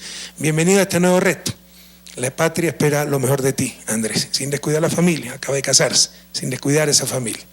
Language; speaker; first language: Spanish; native; Spanish